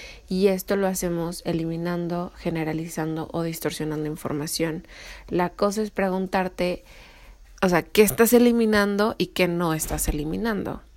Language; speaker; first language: Spanish; native; Spanish